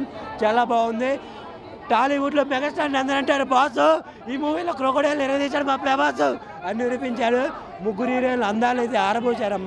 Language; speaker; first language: Telugu; native; Telugu